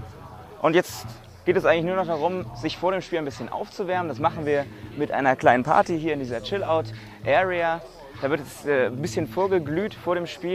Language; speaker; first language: German; native; German